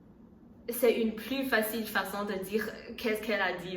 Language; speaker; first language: French; non-native, learner; Chinese